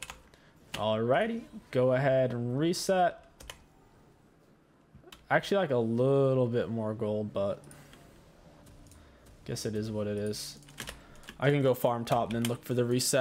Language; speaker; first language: English; native; English